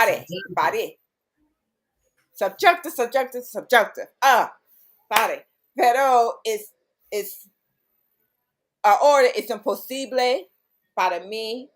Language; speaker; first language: Spanish; non-native, learner; English